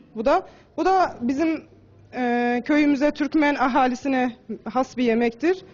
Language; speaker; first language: Turkish; native; Turkish